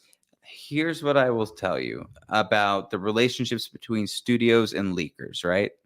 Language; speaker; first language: English; native; English